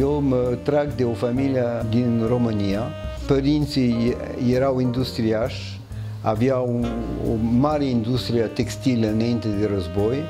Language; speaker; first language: Romanian; early bilingual, heritage; French